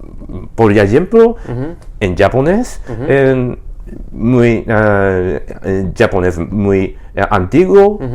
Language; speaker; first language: Spanish; non-native, learner; Japanese